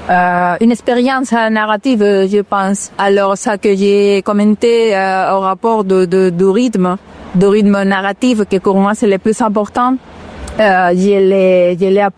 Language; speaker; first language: French; non-native, fluent; Spanish